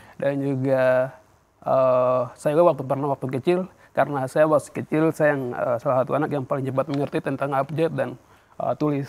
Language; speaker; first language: Indonesian; non-native, local second language; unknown